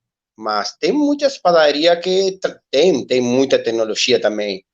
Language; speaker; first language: Portuguese; non-native, learner; Spanish